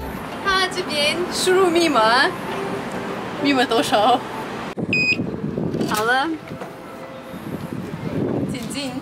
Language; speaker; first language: Chinese; non-native, fluent; Russian